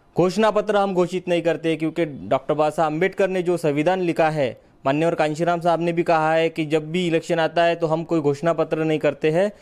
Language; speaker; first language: Hindi; non-native, local second language; Marathi